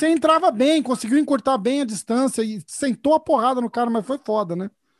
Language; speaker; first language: Portuguese; native; Portuguese